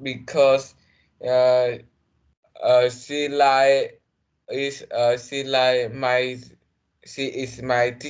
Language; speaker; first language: English; non-native, learner; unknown